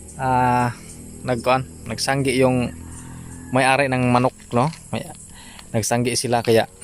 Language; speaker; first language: Filipino; non-native, local second language; Cebuano